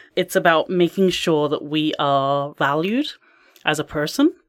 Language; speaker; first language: English; native; English